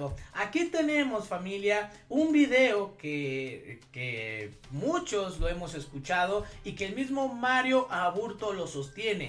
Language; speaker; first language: Spanish; native; Spanish